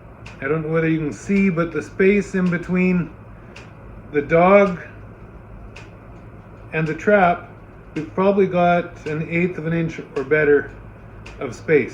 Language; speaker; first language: English; native; English